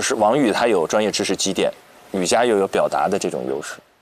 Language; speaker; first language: Chinese; native; Chinese